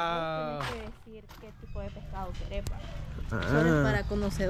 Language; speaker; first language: Spanish; native; Spanish